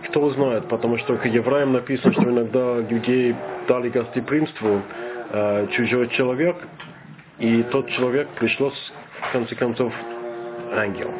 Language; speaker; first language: Russian; non-native, learner; English